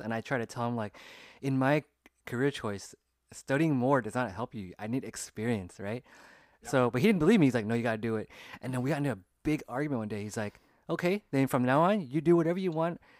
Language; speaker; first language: English; early bilingual, other home language; Vietnamese